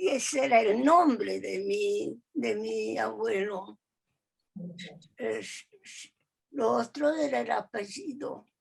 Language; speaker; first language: Spanish; early bilingual, other home language; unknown